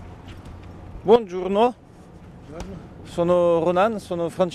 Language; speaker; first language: Italian; non-native, learner; French